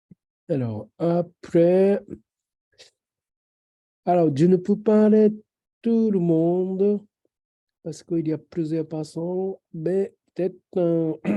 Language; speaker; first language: French; non-native, fluent; Japanese